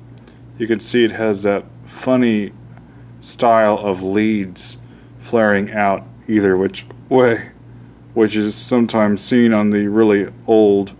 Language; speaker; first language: English; native; English